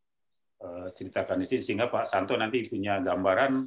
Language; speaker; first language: Indonesian; native; Indonesian